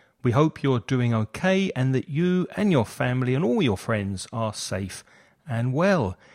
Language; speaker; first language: English; native; English